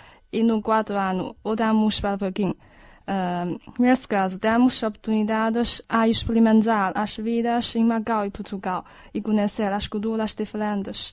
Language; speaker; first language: Portuguese; non-native, learner; Chinese